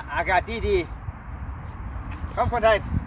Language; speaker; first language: Thai; non-native, learner; German